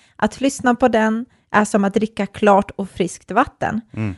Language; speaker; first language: Swedish; early bilingual, other home language; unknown